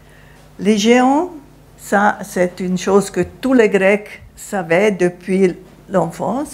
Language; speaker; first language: French; non-native, fluent; Italian